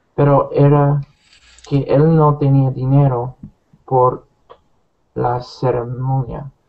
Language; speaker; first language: Spanish; non-native, learner; English